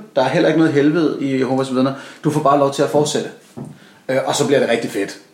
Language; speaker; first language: Danish; native; Danish